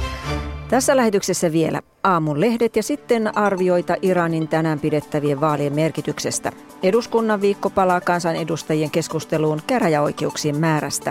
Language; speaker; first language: Finnish; native; Finnish